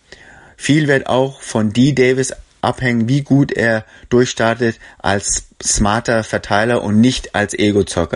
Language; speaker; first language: German; native; German